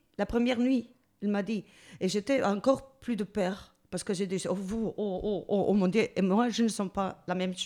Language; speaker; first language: French; non-native, learner; Spanish